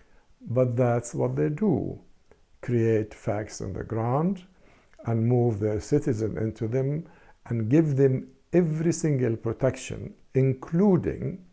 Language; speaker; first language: English; non-native, fluent; Arabic